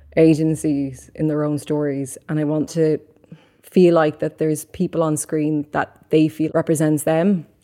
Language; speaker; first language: English; native; English